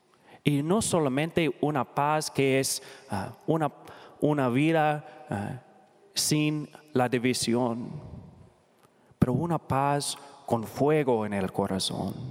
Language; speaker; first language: Spanish; non-native, learner; English